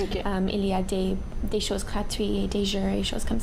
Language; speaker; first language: French; non-native, local second language; English